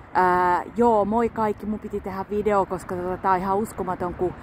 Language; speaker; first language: Finnish; native; Finnish